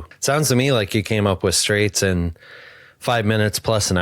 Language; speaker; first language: English; native; English